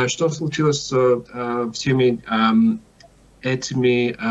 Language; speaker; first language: Russian; non-native, learner; English